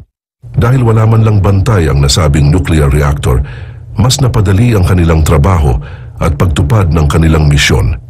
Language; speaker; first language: Filipino; native; Filipino